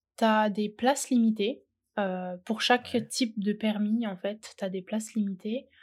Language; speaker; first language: French; native; French